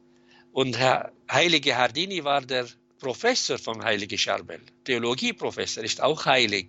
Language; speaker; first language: German; non-native, fluent; Arabic